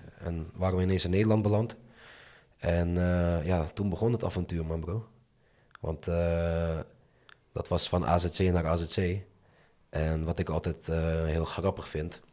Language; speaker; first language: Dutch; early bilingual, other home language; Azerbaijani